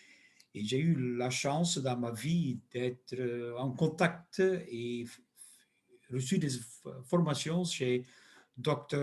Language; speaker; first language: French; non-native, local second language; Dutch